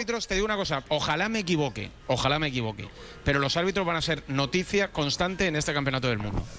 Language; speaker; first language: Spanish; native; Spanish